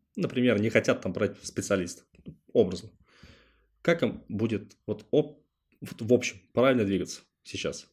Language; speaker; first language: Russian; native; Russian